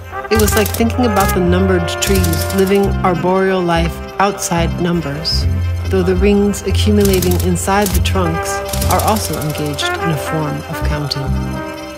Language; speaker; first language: English; native; English